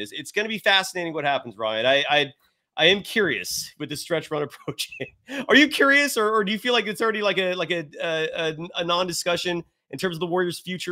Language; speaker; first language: English; native; English